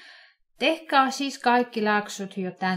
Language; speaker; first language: Finnish; non-native, fluent; Russian